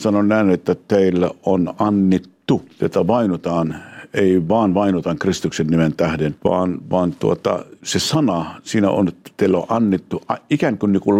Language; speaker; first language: Finnish; non-native, fluent; Hebrew